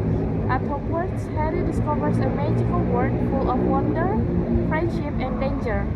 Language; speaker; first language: English; non-native, learner; Indonesian